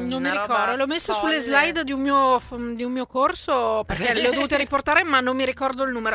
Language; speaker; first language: Italian; native; Italian